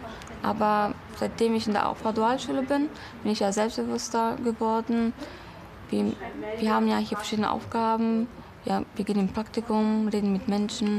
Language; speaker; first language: German; non-native, learner; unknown